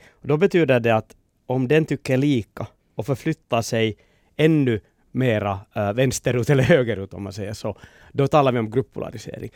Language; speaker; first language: Swedish; native; Swedish